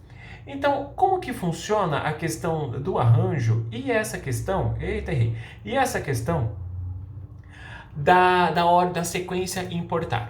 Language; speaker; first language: Portuguese; native; Portuguese